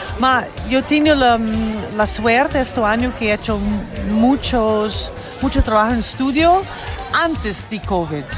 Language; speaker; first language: Spanish; non-native, learner; English